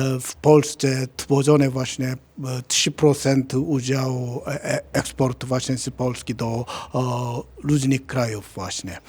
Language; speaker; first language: Polish; non-native, learner; Korean